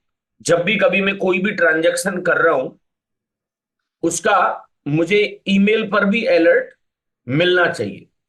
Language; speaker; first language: Hindi; native; Hindi